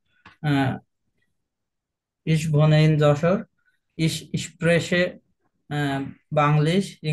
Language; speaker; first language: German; non-native, learner; Bangla